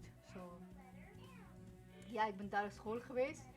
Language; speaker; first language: Dutch; early bilingual, other home language; Persian